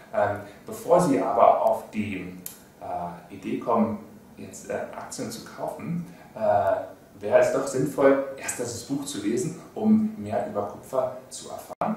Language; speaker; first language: German; native; German